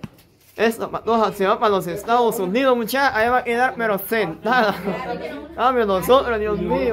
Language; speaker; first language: Spanish; native; Spanish